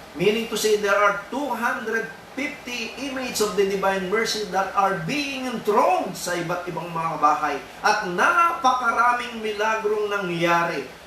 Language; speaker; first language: Filipino; native; Filipino